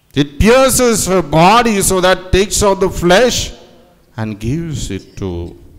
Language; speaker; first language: English; non-native, local second language; Telugu